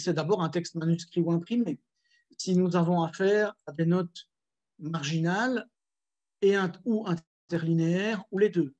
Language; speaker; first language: French; native; French